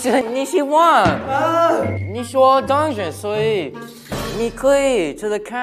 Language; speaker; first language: Chinese; non-native, learner; English